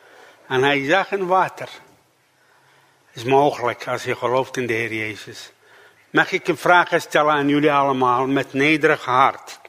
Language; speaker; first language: Dutch; non-native, fluent; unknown